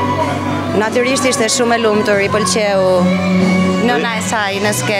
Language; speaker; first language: Albanian; native; Albanian